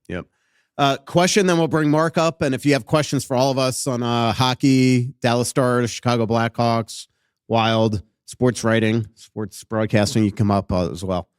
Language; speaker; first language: English; native; English